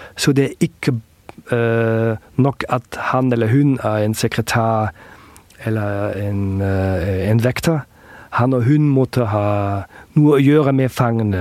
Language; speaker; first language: Norwegian; early bilingual, heritage; German